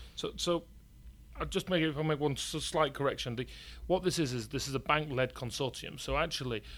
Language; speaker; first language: English; native; English